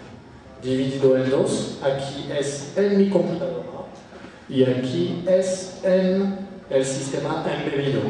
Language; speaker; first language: Spanish; non-native, fluent; French